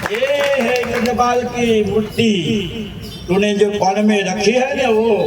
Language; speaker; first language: Hindi; non-native, local second language; Gujarati